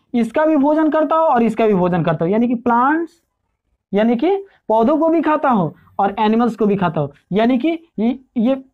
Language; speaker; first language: Hindi; native; Hindi